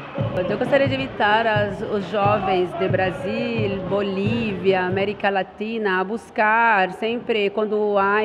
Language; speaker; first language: Spanish; non-native, learner; Portuguese